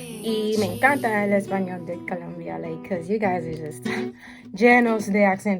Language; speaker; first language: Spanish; non-native, fluent; English